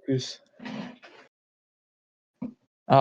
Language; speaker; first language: French; native; French